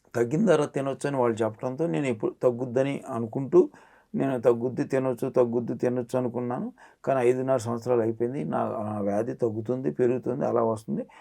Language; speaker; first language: Telugu; native; Telugu